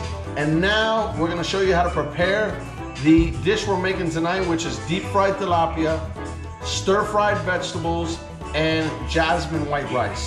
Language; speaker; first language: English; native; English